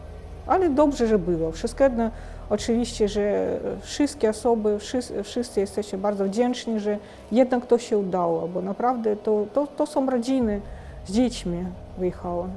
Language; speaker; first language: Polish; non-native, fluent; Russian